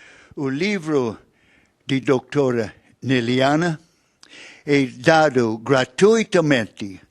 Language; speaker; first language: Portuguese; non-native, fluent; English